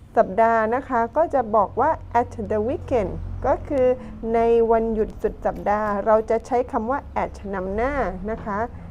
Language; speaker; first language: Thai; non-native, local second language; Pattani Malay